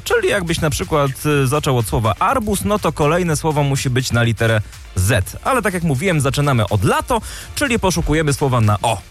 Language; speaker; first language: Polish; native; Polish